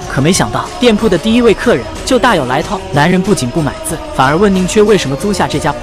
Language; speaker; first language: Chinese; native; Chinese